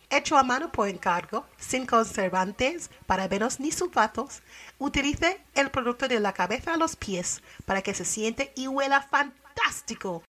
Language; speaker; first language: Spanish; non-native, fluent; English